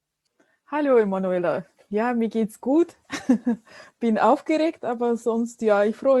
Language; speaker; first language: German; non-native, fluent; Russian